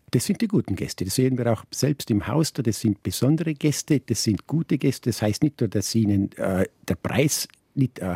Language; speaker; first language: German; native; German